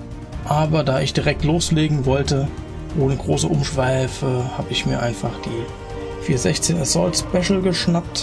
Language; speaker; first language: German; native; German